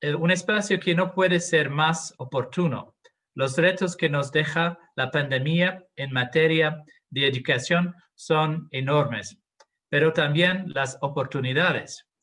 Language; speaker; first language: Spanish; non-native, fluent; English